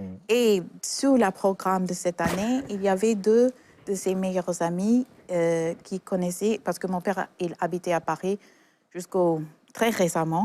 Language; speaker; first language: French; non-native, fluent; English